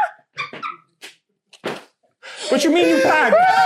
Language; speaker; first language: English; early bilingual, other home language; Spanish